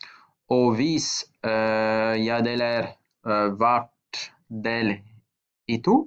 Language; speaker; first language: Norwegian; non-native, fluent; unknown